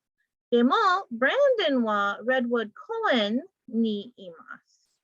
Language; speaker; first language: Japanese; non-native, fluent; English